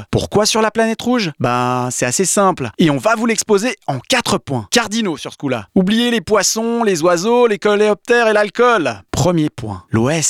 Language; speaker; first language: French; native; French